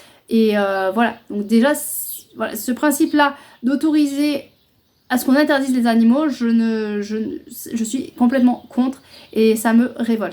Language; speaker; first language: French; native; French